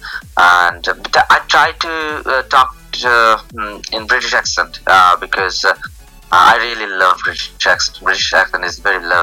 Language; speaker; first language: English; non-native, local second language; Bangla